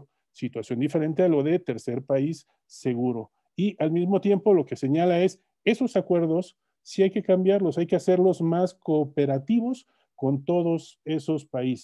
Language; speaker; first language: Spanish; native; Spanish